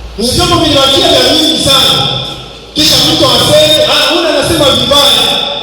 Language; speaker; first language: Swahili; native; Swahili